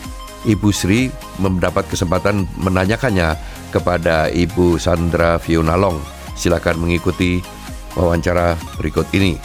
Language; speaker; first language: Indonesian; native; Indonesian